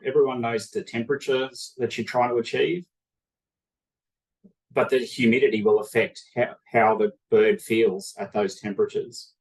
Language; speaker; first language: English; native; English